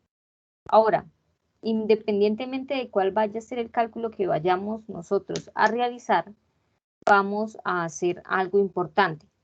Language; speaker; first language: Spanish; native; Spanish